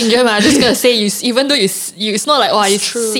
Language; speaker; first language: English; non-native, local second language; Cantonese